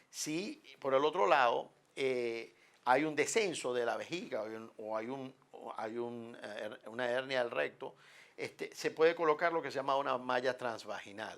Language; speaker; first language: Spanish; native; Spanish